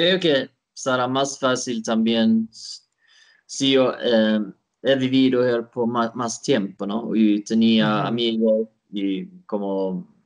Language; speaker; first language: Spanish; non-native, learner; Swedish